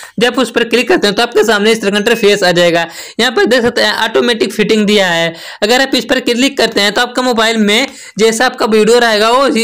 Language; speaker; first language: Hindi; native; Hindi